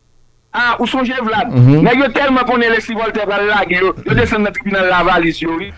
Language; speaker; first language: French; non-native, local second language; Haitian Creole